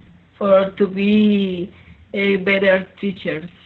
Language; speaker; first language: English; non-native, learner; Spanish